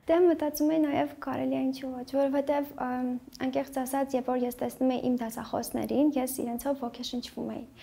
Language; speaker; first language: Armenian; early bilingual, heritage; Armenian